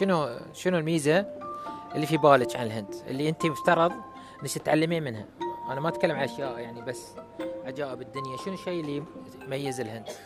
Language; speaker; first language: Arabic; native; Arabic